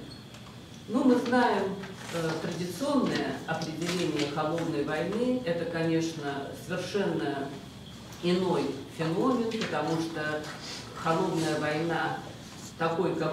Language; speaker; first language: Russian; native; Russian